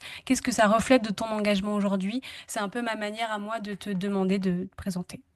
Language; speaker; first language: French; native; French